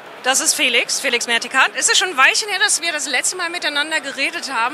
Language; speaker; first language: German; native; German